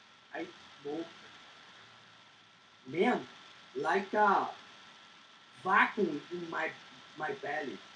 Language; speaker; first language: English; non-native, learner; Portuguese